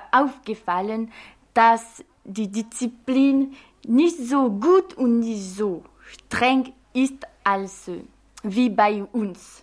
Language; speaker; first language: German; non-native, fluent; French